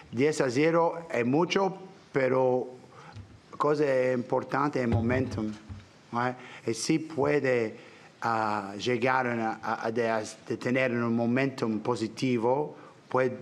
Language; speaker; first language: Italian; non-native, learner; English